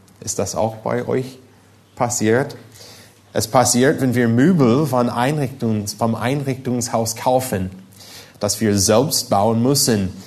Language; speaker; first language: German; non-native, fluent; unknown